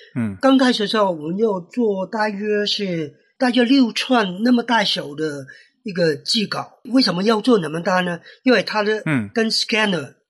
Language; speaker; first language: Chinese; non-native, fluent; Cantonese